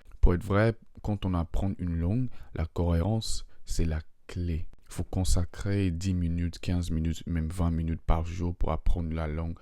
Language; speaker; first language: French; non-native, fluent; English